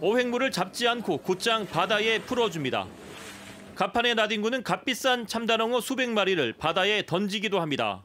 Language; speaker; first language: Korean; native; Korean